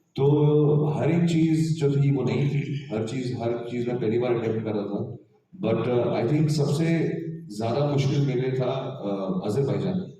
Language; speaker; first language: Hindi; native; Hindi